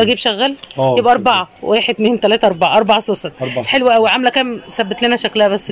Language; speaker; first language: Arabic; native; Arabic